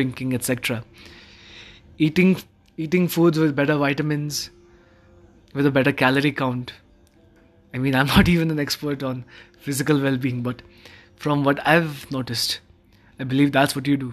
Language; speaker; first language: English; non-native, local second language; Hindi